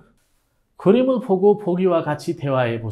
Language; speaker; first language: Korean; non-native, fluent; Nepali